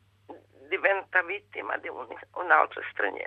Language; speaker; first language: Italian; non-native, fluent; Filipino